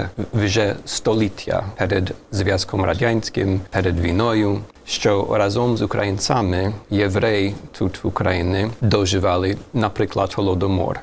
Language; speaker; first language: Ukrainian; non-native, fluent; German